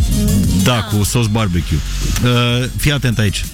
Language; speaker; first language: Romanian; native; Romanian